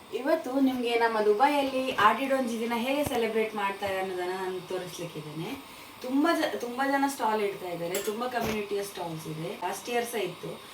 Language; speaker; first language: Kannada; non-native, local second language; Tulu